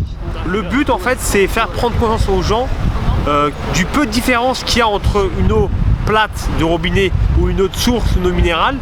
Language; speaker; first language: French; native; French